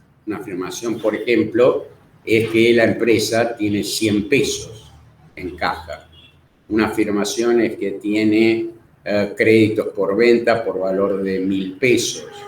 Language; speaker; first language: Spanish; native; Spanish